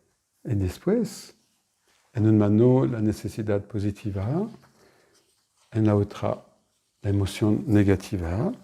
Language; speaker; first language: Spanish; non-native, fluent; French